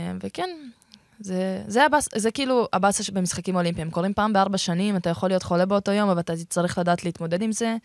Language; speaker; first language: Hebrew; early bilingual, other home language; Russian